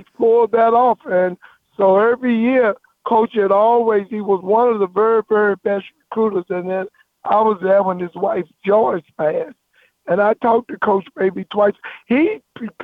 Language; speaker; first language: English; native; English